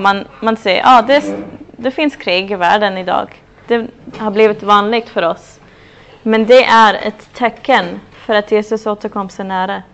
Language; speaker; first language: Swedish; non-native, fluent; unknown